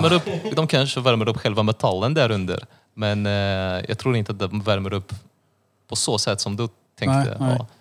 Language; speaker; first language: Swedish; non-native, fluent; Russian